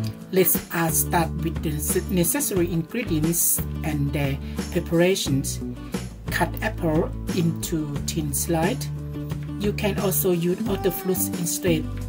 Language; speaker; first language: English; non-native, learner; Thai